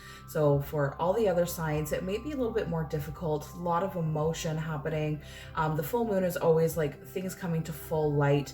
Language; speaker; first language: English; native; English